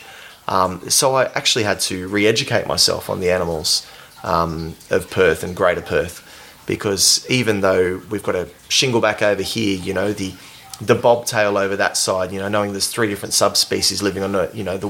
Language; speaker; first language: English; native; English